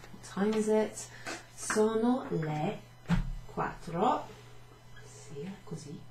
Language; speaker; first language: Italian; non-native, fluent; English